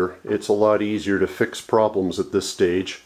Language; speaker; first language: English; native; English